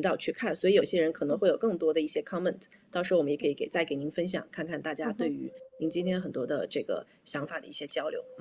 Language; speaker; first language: Chinese; native; Chinese